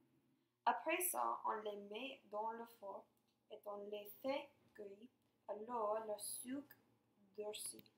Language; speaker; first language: French; non-native, learner; English